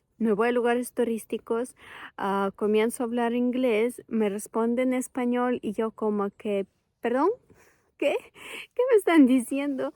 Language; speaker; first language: Spanish; non-native, fluent; Ukrainian